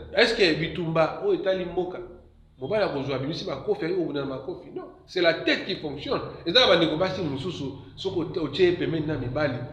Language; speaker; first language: Lingala; non-native, local second language; Kongo